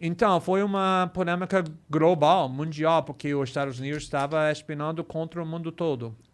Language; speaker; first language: Portuguese; non-native, fluent; English